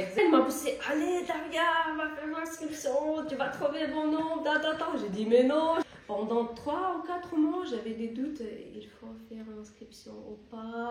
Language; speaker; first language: French; non-native, learner; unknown